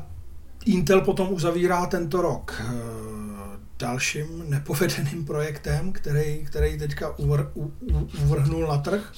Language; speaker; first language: Czech; native; Czech